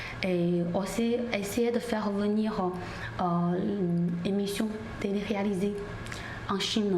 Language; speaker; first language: French; non-native, learner; Chinese